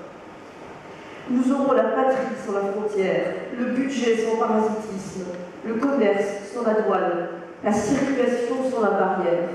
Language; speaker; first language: French; native; French